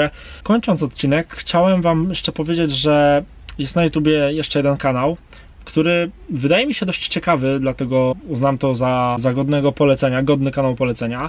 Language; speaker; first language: Polish; native; Polish